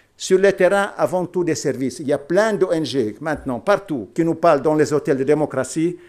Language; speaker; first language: French; non-native, local second language; Arabic